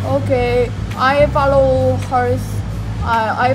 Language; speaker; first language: English; non-native, learner; Korean